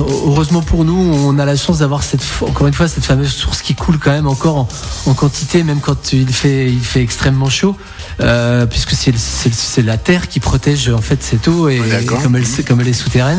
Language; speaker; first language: French; native; French